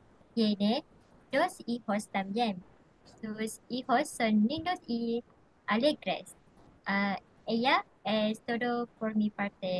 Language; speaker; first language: Spanish; non-native, learner; Malay